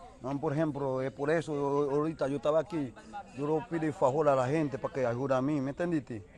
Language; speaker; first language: Spanish; non-native, fluent; Haitian Creole